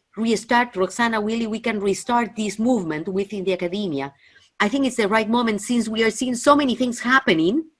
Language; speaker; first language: English; non-native, fluent; Spanish